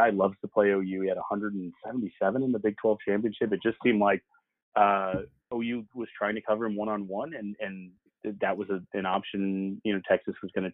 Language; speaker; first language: English; native; English